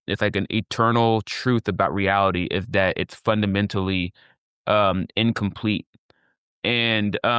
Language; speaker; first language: English; native; English